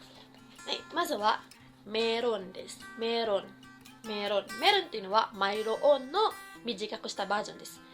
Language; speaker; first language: Japanese; non-native, fluent; Filipino